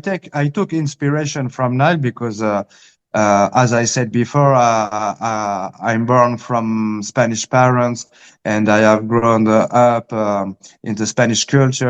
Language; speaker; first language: English; early bilingual, heritage; Spanish